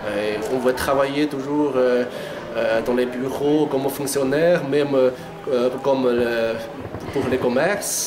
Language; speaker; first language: French; non-native, fluent; Chinese